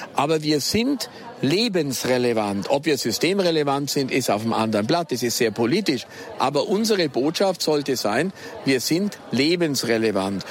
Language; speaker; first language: German; native; German